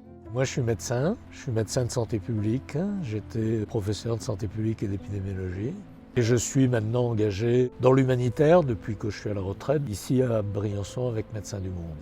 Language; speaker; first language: French; native; French